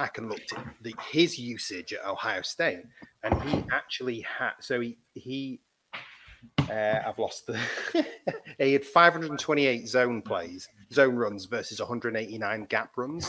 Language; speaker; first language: English; native; English